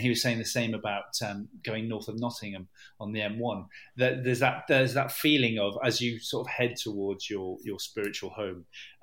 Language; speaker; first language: English; native; English